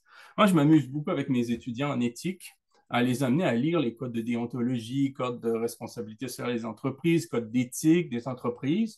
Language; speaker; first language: French; native; French